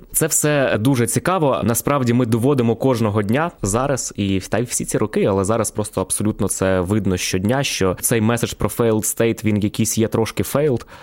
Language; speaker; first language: Ukrainian; native; Ukrainian